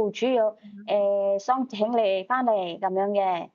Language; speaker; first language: Cantonese; native; Cantonese